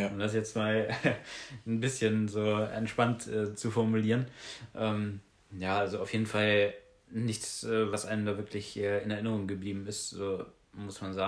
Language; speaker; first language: German; native; German